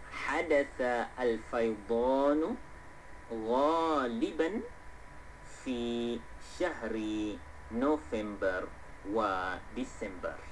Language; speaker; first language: Arabic; non-native, fluent; Malay